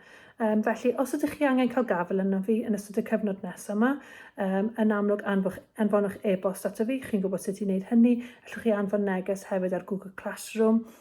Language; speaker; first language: Welsh; native; Welsh